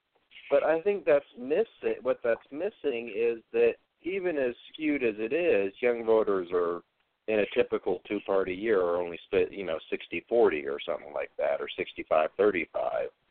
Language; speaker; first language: English; native; English